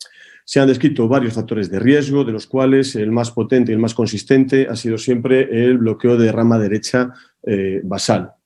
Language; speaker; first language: Spanish; native; Spanish